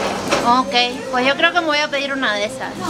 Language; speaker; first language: Spanish; native; Spanish